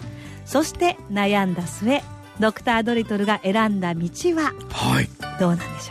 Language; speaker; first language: Japanese; native; Japanese